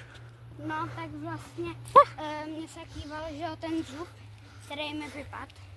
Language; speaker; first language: Czech; native; Czech